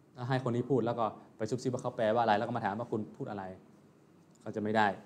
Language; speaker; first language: Thai; native; Thai